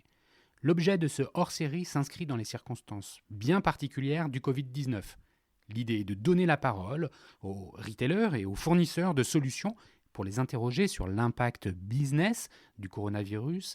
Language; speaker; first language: French; native; French